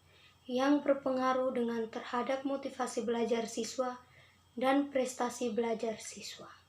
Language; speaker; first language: Indonesian; non-native, local second language; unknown